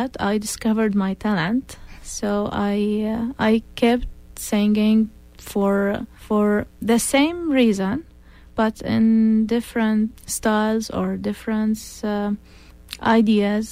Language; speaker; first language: English; non-native, fluent; Arabic